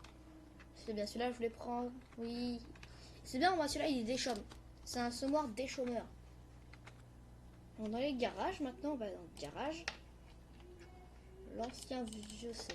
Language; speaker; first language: French; native; French